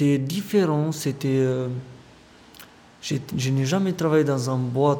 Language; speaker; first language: French; non-native, fluent; Romanian